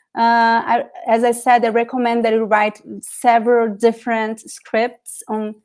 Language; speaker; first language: English; non-native, fluent; Portuguese